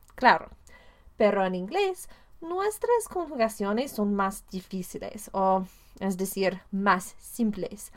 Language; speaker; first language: Spanish; non-native, fluent; English